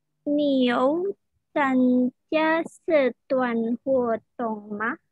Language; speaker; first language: Chinese; non-native, learner; Indonesian